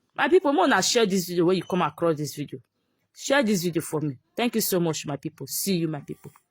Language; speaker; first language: Nigerian Pidgin; native; Nigerian Pidgin